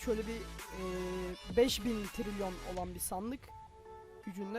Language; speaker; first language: Turkish; native; Turkish